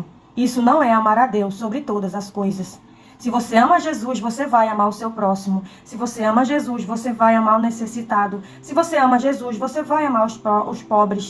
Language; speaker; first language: Portuguese; native; Portuguese